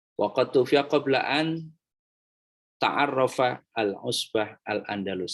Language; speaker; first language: Arabic; non-native, fluent; Indonesian